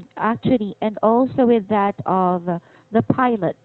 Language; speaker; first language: English; non-native, fluent; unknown